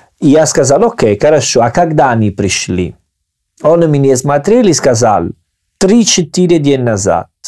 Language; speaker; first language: Russian; non-native, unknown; Italian